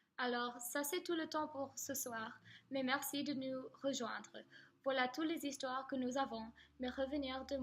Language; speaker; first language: French; non-native, learner; English